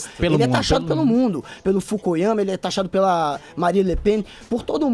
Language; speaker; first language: Portuguese; native; Portuguese